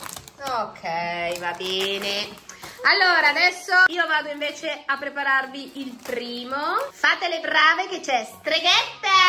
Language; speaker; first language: Italian; native; Italian